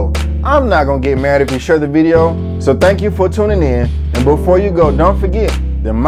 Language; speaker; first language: English; native; English